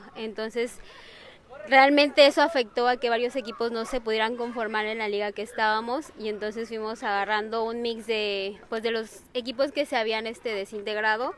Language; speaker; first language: Spanish; native; Spanish